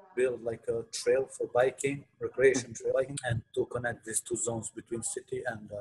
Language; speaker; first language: English; non-native, fluent; Albanian